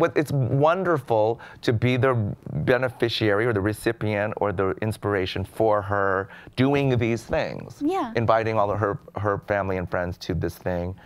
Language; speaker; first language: English; native; English